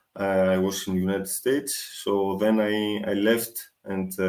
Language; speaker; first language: English; non-native, fluent; Greek